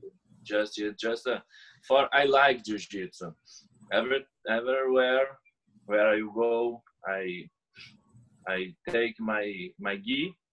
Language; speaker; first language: English; non-native, learner; Portuguese